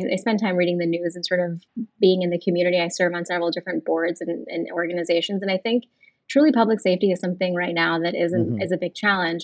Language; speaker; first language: English; native; English